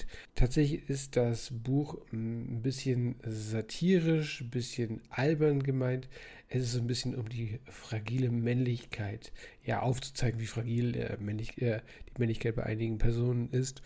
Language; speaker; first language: German; native; German